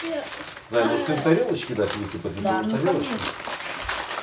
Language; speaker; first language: Russian; native; Russian